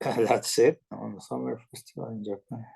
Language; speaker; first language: English; non-native, learner; Spanish